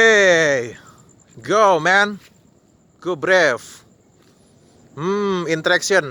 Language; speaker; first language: English; non-native, learner; Indonesian